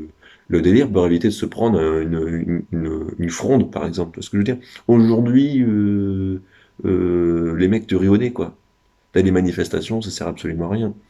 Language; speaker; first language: French; native; French